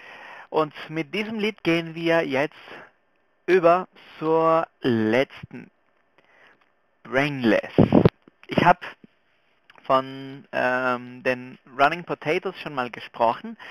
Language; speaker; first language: German; non-native, fluent; Spanish